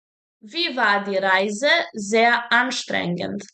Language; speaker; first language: German; non-native, fluent; Serbian